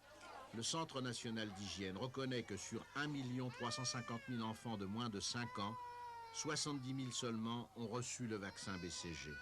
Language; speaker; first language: French; native; French